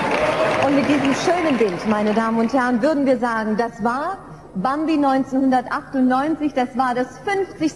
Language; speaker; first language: German; native; German